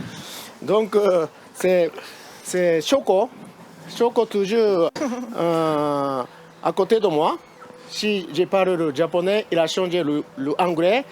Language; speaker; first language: French; non-native, learner; Japanese